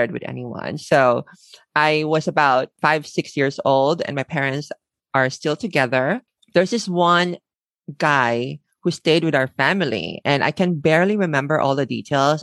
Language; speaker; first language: English; non-native, local second language; Filipino